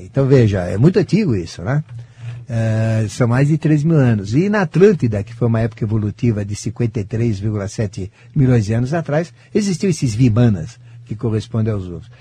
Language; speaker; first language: Portuguese; native; Portuguese